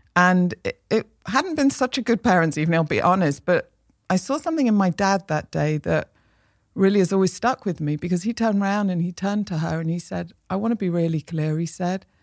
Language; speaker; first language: English; native; English